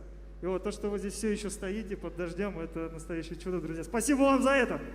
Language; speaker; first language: Russian; non-native, local second language; Bashkir